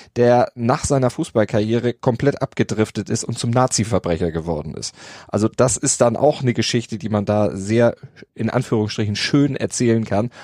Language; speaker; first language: German; native; German